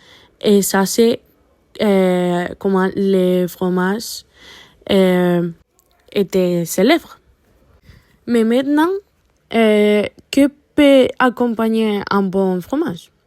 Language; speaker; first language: French; non-native, learner; Spanish